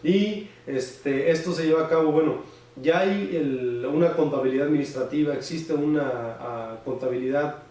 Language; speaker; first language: Spanish; native; Spanish